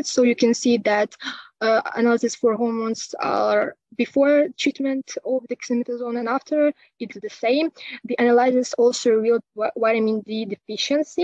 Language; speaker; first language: English; non-native, fluent; Ukrainian